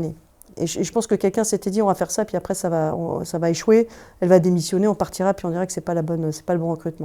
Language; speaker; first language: French; native; French